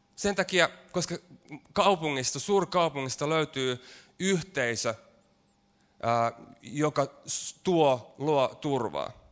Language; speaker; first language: Finnish; native; Finnish